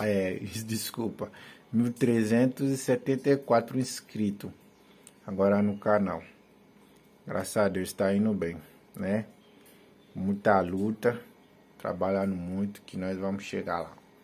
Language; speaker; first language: Portuguese; non-native, learner; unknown